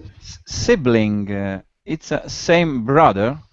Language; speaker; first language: English; non-native, learner; Italian